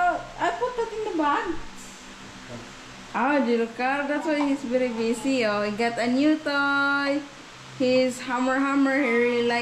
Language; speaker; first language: English; non-native, local second language; Cebuano